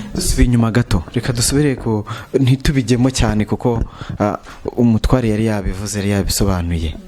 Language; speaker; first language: Kinyarwanda; native; Kinyarwanda